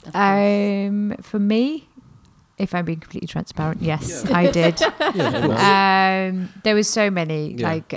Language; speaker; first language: English; native; English